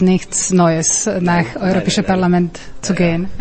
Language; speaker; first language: German; non-native, learner; Slovak